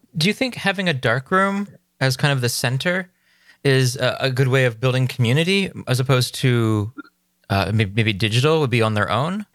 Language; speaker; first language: English; native; English